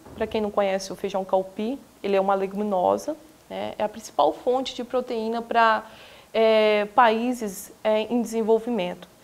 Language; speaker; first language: Portuguese; native; Portuguese